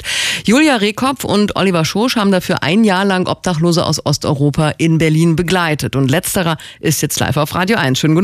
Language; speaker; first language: German; native; German